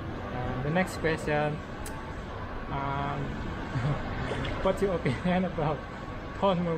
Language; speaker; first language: English; non-native, learner; Indonesian